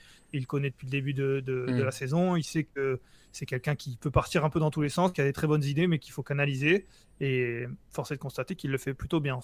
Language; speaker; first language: French; native; French